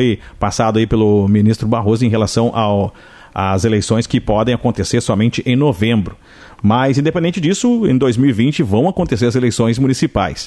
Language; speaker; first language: Portuguese; native; Portuguese